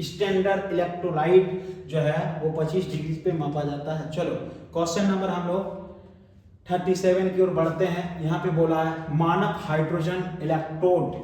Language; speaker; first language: Hindi; native; Hindi